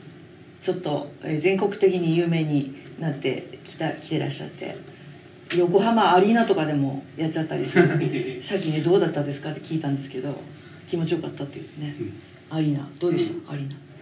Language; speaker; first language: Japanese; native; Japanese